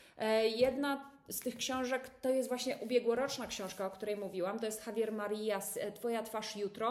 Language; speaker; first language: Polish; native; Polish